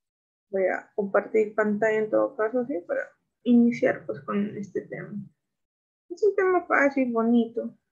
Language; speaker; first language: Spanish; native; Spanish